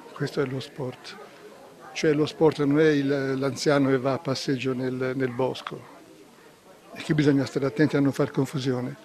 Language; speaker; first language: Italian; native; Italian